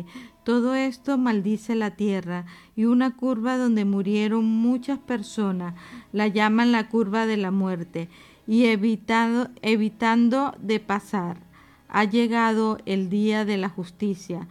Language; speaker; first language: Spanish; native; Spanish